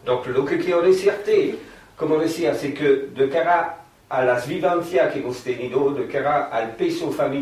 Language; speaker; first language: Spanish; non-native, fluent; French